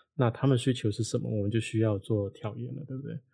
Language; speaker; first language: Chinese; non-native, local second language; Cantonese